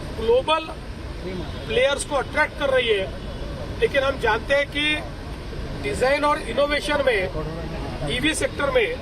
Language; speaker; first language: Hindi; non-native, local second language; Marathi